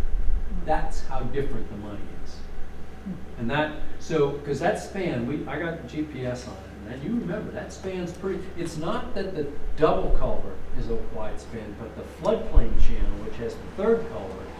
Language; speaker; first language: English; native; English